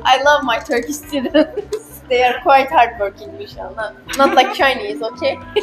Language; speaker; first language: English; non-native, learner; Turkish